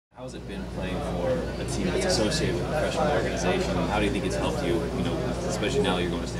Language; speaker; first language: English; native; English